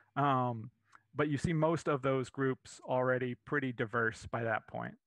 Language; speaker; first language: English; native; English